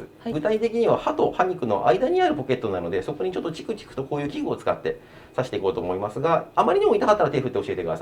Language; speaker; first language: Japanese; native; Japanese